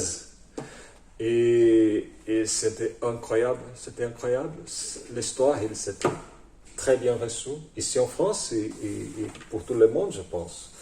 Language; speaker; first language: French; non-native, fluent; Portuguese